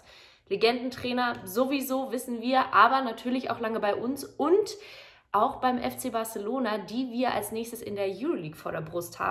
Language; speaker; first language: German; native; German